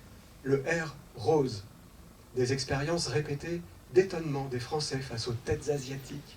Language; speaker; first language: French; native; French